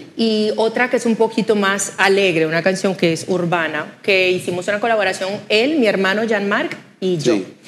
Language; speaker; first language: Spanish; non-native, fluent; Haitian Creole